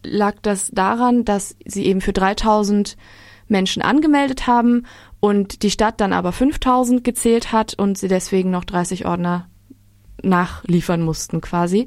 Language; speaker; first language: German; native; German